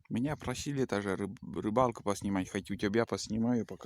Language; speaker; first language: Russian; native; Russian